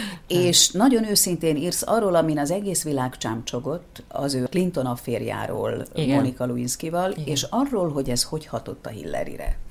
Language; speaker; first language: Hungarian; native; Hungarian